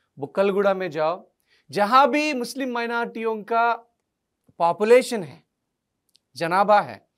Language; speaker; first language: Hindi; non-native, local second language; Telugu